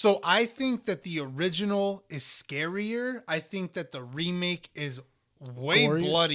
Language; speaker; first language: English; native; English